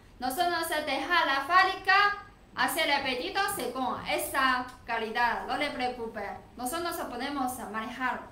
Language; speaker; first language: Spanish; non-native, learner; Chinese